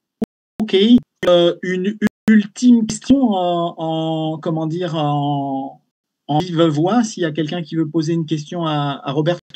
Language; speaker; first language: French; native; French